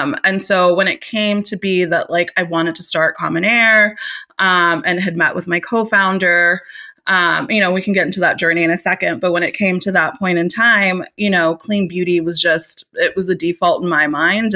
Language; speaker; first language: English; native; English